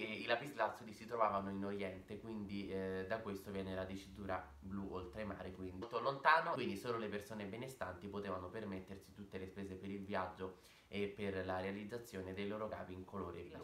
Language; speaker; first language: Italian; native; Italian